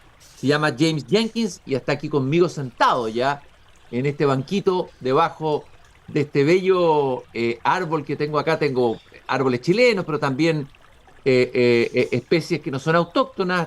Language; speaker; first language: Spanish; native; Spanish